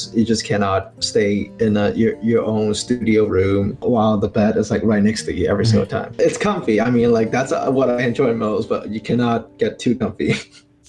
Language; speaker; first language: English; non-native, local second language; Cantonese